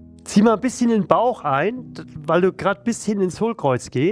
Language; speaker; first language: German; native; German